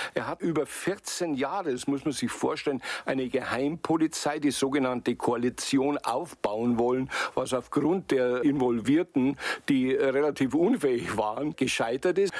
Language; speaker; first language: German; native; German